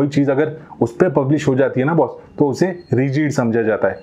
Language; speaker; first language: Hindi; native; Hindi